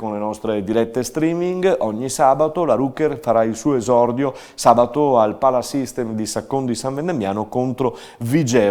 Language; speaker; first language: Italian; native; Italian